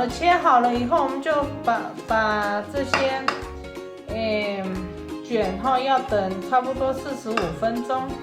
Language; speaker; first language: Chinese; early bilingual, heritage; Chinese